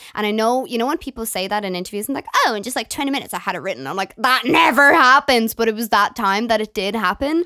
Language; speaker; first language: English; native; English